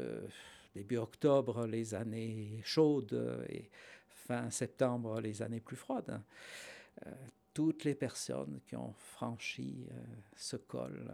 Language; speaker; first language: French; native; French